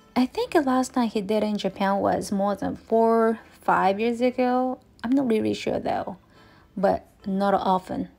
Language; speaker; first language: English; non-native, fluent; Japanese